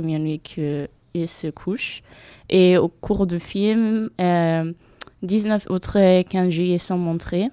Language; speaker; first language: French; non-native, fluent; German